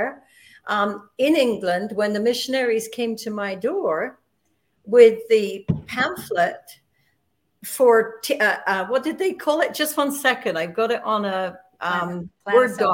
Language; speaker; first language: English; native; English